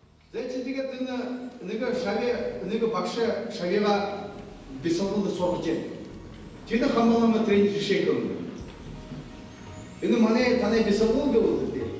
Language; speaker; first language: Mongolian; non-native, learner; Buriat